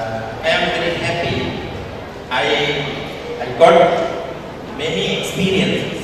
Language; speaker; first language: English; non-native, learner; Sinhala